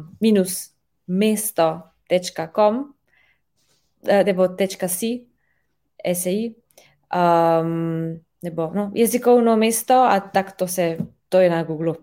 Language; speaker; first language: Czech; non-native, fluent; Slovenian